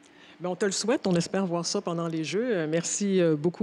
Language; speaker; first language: French; native; French